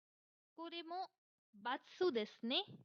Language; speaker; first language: Japanese; non-native, fluent; Hindi